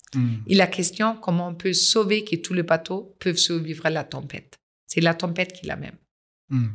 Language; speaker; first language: French; non-native, fluent; German